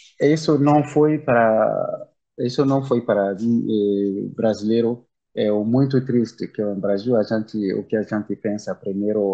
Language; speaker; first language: Portuguese; non-native, learner; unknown